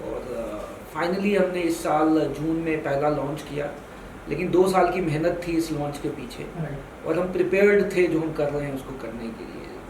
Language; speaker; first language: Hindi; native; Hindi